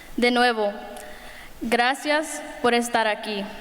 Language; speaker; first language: Spanish; early bilingual, other home language; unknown